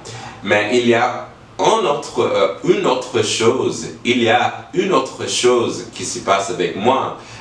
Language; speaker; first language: French; non-native, learner; English